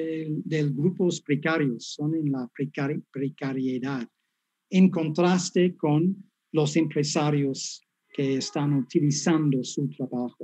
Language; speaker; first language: Spanish; non-native, fluent; English